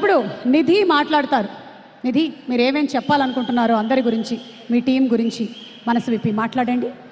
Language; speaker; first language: Telugu; native; Telugu